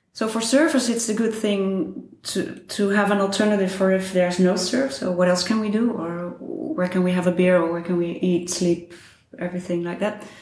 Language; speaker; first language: English; non-native, fluent; Dutch